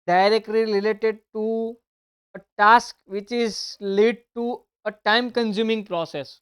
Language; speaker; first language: English; non-native, local second language; Gujarati